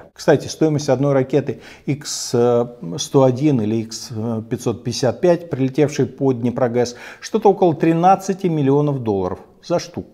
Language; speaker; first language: Russian; native; Russian